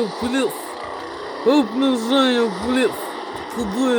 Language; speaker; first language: English; non-native, learner; Russian